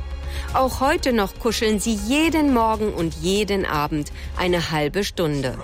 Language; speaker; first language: German; native; German